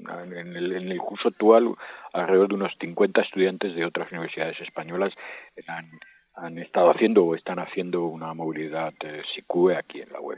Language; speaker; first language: Spanish; native; Spanish